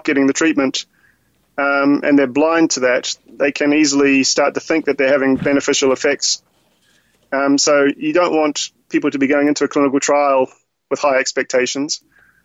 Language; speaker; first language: English; native; English